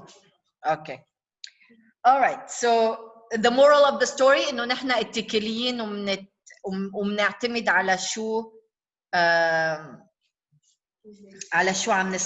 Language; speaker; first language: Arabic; native; Arabic